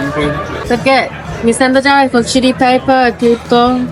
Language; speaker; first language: Italian; non-native, fluent; Chinese